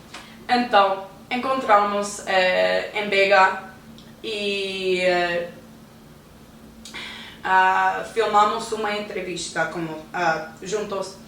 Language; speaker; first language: Portuguese; non-native, learner; English